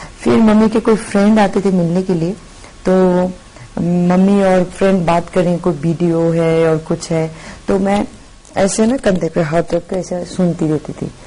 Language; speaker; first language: Hindi; non-native, local second language; Bangla